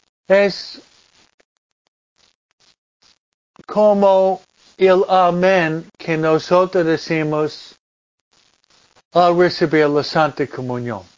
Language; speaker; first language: Spanish; non-native, fluent; English